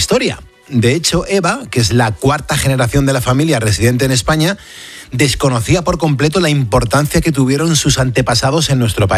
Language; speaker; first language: Spanish; native; Spanish